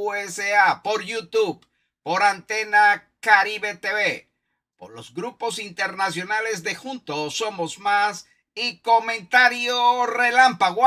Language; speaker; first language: Spanish; native; Spanish